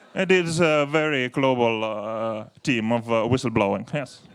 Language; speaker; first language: English; non-native, learner; Estonian